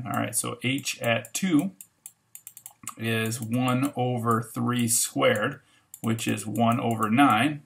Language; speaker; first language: English; native; English